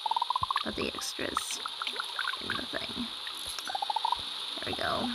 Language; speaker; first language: English; native; English